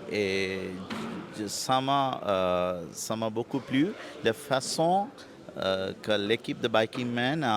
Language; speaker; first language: French; non-native, fluent; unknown